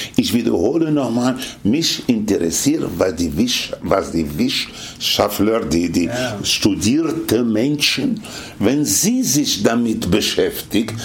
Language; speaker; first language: German; non-native, fluent; Spanish